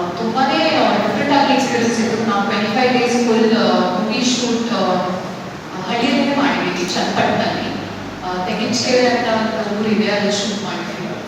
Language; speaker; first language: Kannada; non-native, fluent; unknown